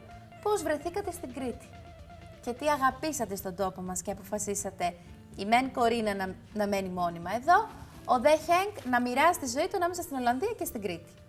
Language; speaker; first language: Greek; native; Greek